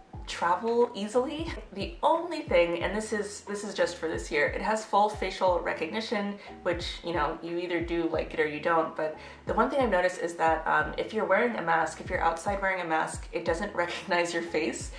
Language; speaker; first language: English; native; English